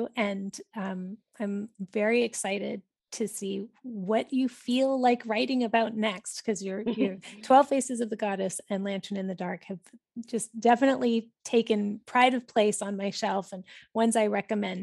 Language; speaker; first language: English; native; English